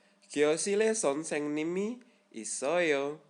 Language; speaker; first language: Korean; non-native, learner; Indonesian